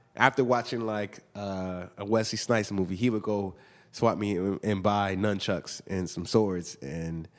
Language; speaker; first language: English; native; English